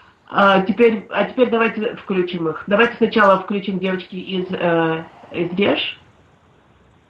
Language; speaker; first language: Russian; native; Russian